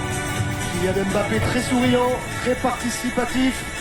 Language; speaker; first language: French; native; French